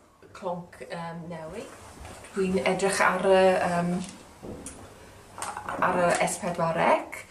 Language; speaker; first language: Welsh; non-native, learner; English